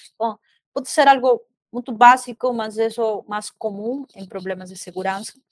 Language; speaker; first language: Portuguese; non-native, fluent; Spanish